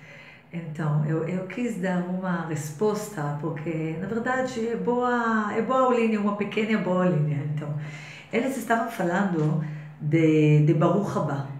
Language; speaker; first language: Portuguese; non-native, fluent; Hebrew